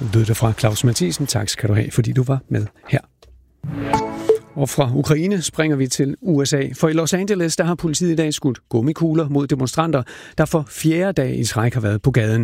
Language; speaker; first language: Danish; native; Danish